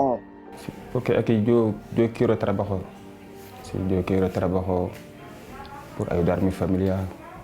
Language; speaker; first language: Spanish; non-native, learner; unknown